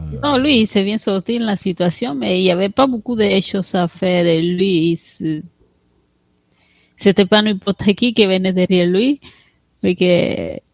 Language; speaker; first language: French; non-native, fluent; Spanish